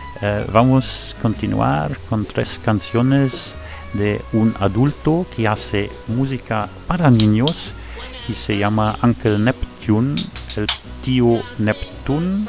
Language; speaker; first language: Spanish; non-native, fluent; French